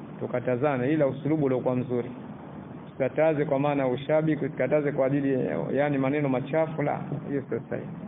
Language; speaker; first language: Swahili; native; Swahili